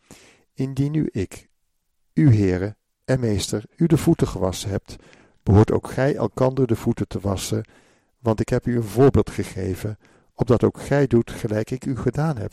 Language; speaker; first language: Dutch; native; Dutch